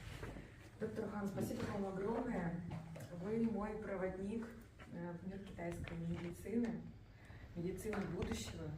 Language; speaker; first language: Russian; native; Russian